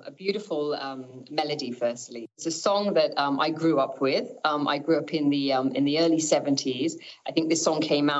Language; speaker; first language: English; native; English